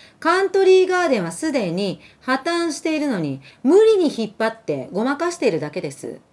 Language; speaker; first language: Japanese; early bilingual, other home language; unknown